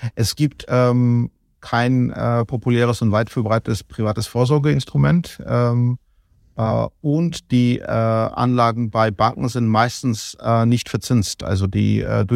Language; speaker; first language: German; non-native, fluent; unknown